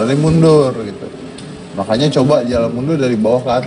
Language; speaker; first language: Indonesian; native; Indonesian